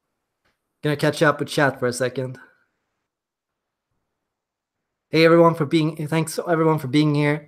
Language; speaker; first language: English; non-native, fluent; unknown